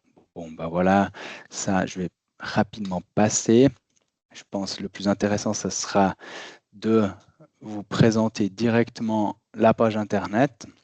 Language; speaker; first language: French; native; French